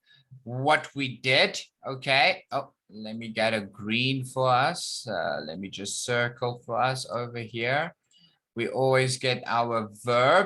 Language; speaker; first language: English; non-native, fluent; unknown